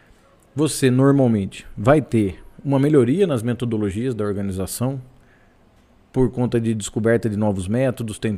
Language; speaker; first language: Portuguese; native; Portuguese